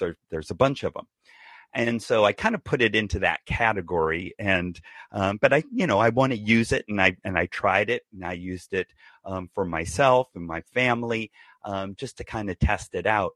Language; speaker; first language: English; native; English